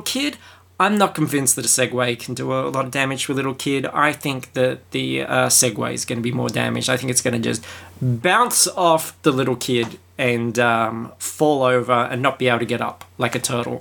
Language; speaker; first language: English; native; English